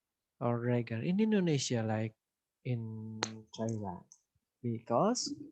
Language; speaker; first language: English; non-native, learner; Indonesian